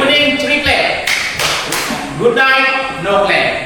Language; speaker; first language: English; non-native, fluent; Indonesian